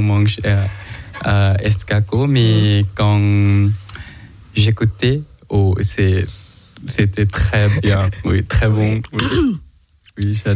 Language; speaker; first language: French; non-native, learner; Thai